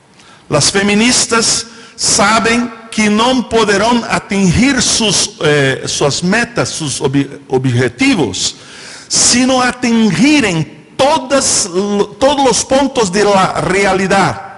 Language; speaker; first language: Spanish; non-native, fluent; Portuguese